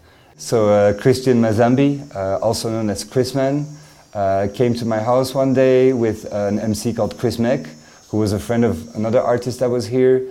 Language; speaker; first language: English; non-native, fluent; French